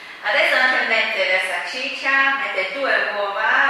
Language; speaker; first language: Italian; non-native, fluent; Chinese